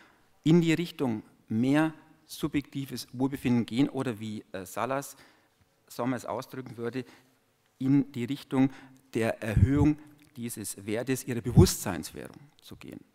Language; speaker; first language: German; native; German